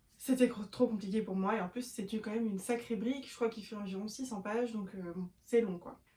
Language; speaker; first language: French; native; French